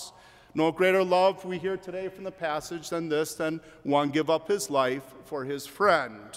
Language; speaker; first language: English; native; English